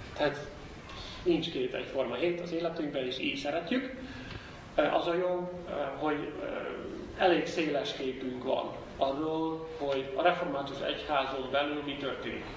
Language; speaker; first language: Hungarian; non-native, fluent; Dutch